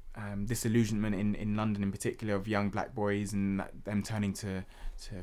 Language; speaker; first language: English; native; English